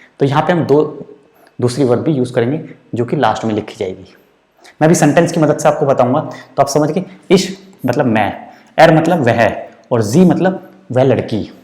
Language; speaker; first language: Hindi; native; Hindi